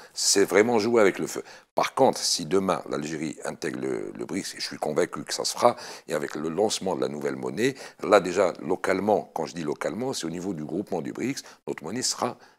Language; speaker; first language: French; non-native, local second language; Arabic